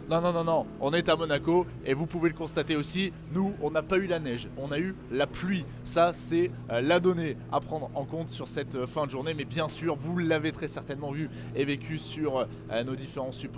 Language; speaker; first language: French; native; French